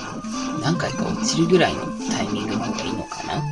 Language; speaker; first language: Japanese; native; Japanese